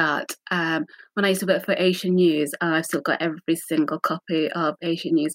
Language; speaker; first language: English; native; English